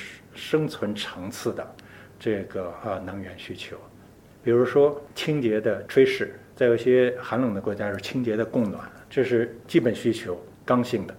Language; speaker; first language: Chinese; native; Chinese